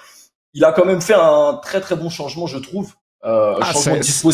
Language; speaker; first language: French; native; French